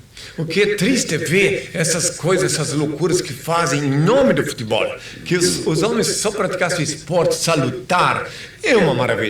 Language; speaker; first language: Portuguese; native; Portuguese